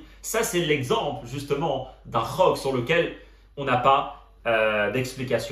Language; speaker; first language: French; native; French